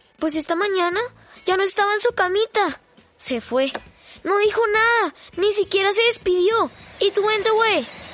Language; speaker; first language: Spanish; native; Spanish